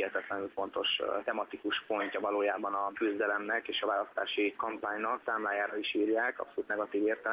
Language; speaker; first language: Hungarian; native; Hungarian